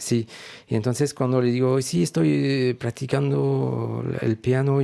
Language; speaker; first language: Spanish; non-native, fluent; French